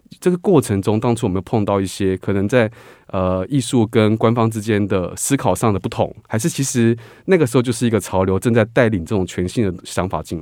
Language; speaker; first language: Chinese; native; Chinese